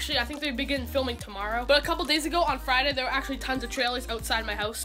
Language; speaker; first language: English; native; English